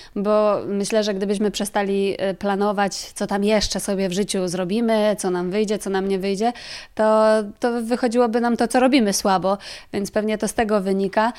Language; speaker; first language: Polish; native; Polish